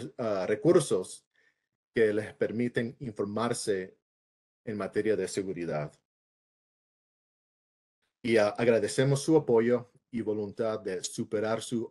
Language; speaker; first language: Spanish; early bilingual, heritage; English